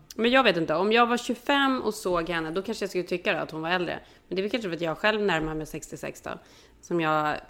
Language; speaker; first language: Swedish; native; Swedish